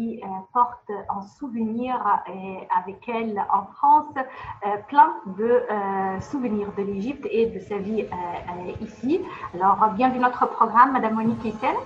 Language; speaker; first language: French; non-native, fluent; Arabic